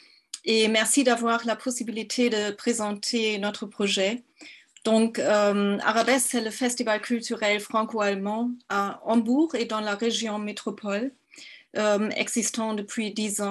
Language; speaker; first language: French; non-native, fluent; German